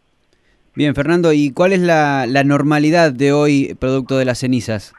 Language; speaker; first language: Spanish; native; Spanish